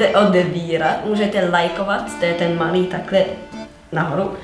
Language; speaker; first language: Czech; non-native, learner; French